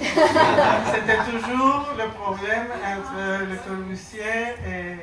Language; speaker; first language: French; non-native, learner; Spanish